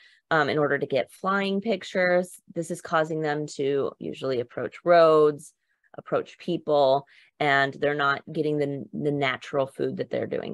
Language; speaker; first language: English; native; English